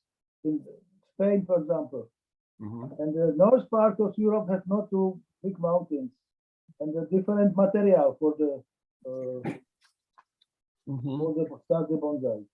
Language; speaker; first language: English; non-native, learner; Czech